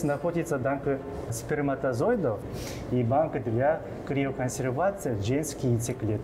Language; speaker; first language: Russian; non-native, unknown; Korean